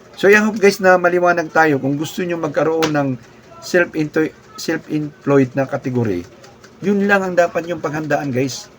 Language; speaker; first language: Filipino; non-native, local second language; Cebuano